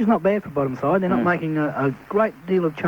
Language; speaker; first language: English; native; English